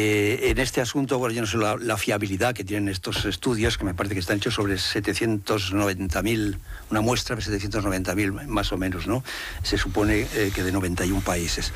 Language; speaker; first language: Spanish; native; Spanish